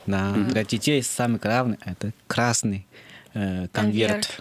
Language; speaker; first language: Russian; non-native, learner; Chinese